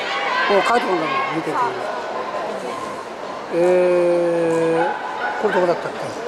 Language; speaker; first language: Japanese; native; Japanese